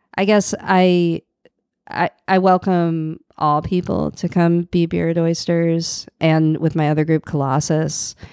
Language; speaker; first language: English; native; English